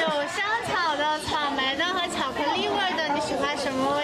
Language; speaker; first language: Chinese; native; Chinese